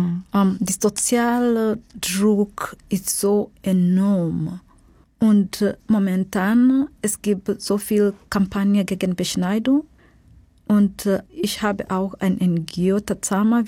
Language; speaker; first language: German; non-native, fluent; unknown